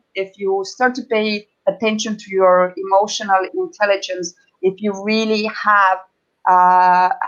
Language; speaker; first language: English; non-native, fluent; Estonian